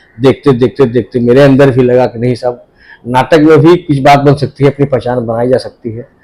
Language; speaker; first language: Hindi; native; Hindi